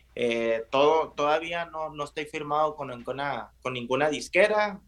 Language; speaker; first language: Spanish; native; Spanish